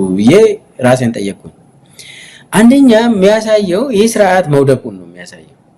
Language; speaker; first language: Amharic; non-native, local second language; Oromo